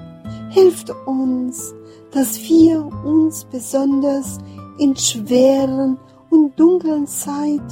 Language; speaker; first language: German; non-native, fluent; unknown